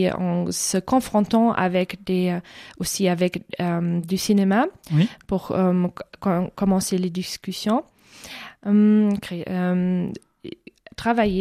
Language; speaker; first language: French; non-native, fluent; German